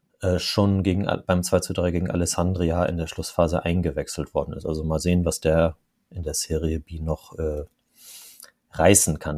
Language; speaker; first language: German; native; German